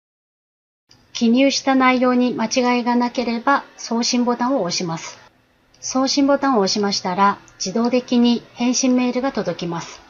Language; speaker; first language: Japanese; native; Japanese